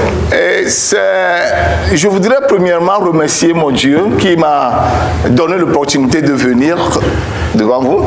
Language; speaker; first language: French; non-native, local second language; Ewe